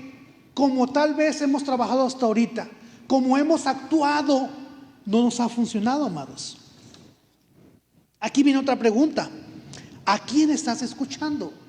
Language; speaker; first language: Spanish; native; Spanish